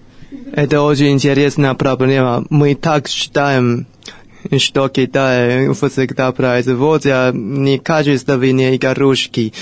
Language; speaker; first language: Russian; non-native, fluent; Chinese